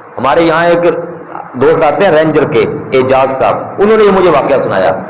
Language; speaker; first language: Urdu; non-native, local second language; Punjabi